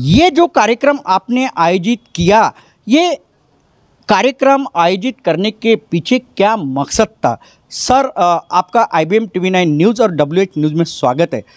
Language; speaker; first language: Hindi; non-native, local second language; Marathi